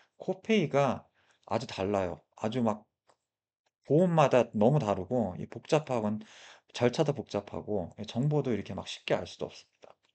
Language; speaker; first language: Korean; early bilingual, heritage; Korean